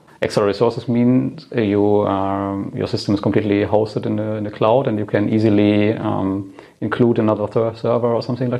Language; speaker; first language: English; non-native, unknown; German